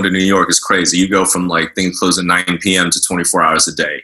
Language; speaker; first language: English; native; English